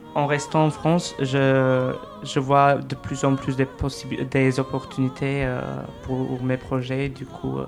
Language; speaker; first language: French; non-native, fluent; Albanian